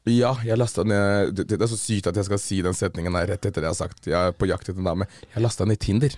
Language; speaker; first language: Norwegian; early bilingual, other home language; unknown